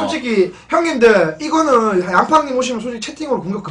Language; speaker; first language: Korean; native; Korean